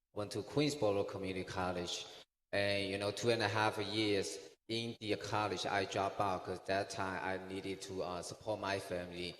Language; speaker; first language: English; non-native, fluent; Chinese